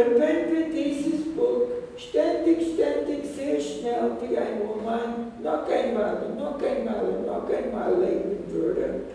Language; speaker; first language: German; non-native, fluent; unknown